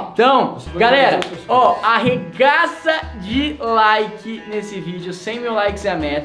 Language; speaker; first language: Portuguese; native; Portuguese